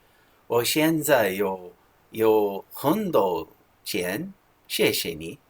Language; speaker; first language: Chinese; non-native, learner; English